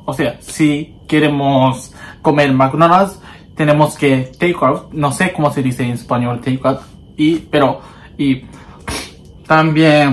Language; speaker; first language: Spanish; non-native, learner; Japanese